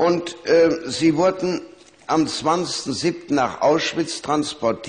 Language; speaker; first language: German; native; German